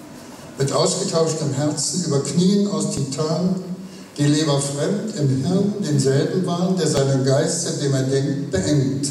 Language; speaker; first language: German; native; German